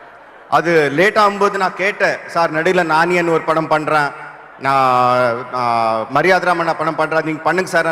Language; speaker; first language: Tamil; non-native, local second language; Telugu